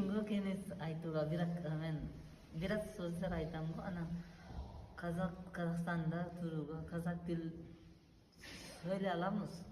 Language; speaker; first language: Kazakh; non-native, learner; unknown